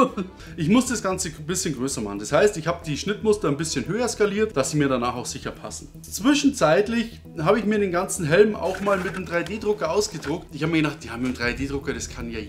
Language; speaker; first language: German; native; German